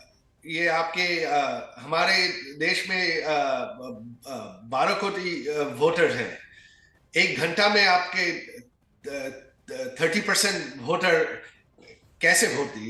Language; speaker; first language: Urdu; non-native, fluent; Bangla